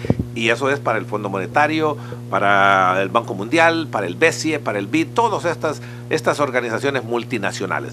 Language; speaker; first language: Spanish; native; Spanish